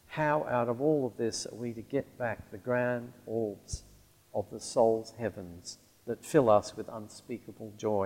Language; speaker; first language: English; native; English